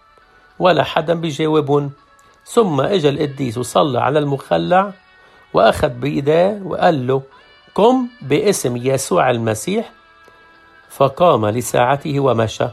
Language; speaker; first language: Arabic; native; Arabic